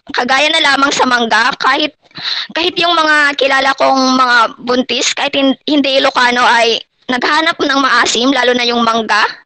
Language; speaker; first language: Filipino; non-native, local second language; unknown